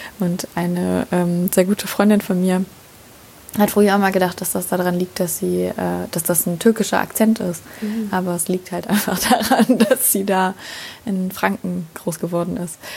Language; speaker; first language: German; native; German